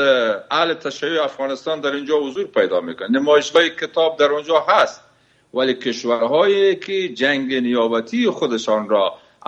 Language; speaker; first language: Persian; native; Persian